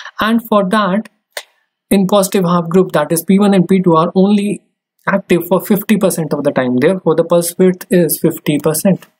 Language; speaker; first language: English; non-native, local second language; Hindi